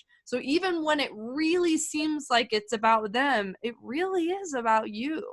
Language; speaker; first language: English; native; English